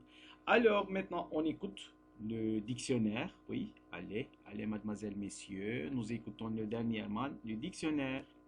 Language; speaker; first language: French; non-native, fluent; Turkish